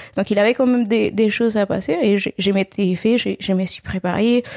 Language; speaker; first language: French; non-native, fluent; Spanish